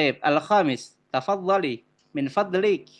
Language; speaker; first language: Arabic; non-native, fluent; Indonesian